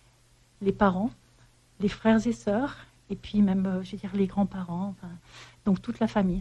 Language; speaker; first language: French; native; French